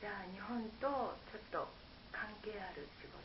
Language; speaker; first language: Japanese; native; Japanese